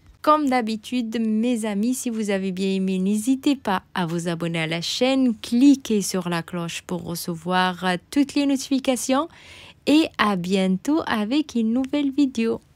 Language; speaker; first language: French; non-native, local second language; Arabic